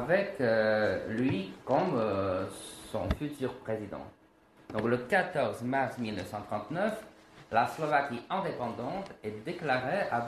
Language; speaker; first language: French; non-native, fluent; Slovak